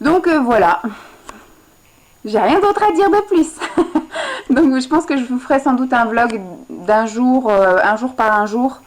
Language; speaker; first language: French; native; French